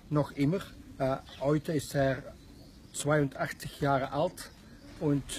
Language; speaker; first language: German; non-native, learner; Dutch